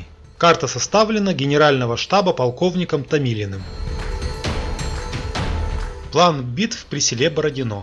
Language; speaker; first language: Russian; native; Russian